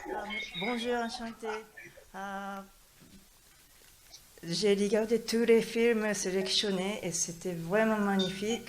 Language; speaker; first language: French; non-native, fluent; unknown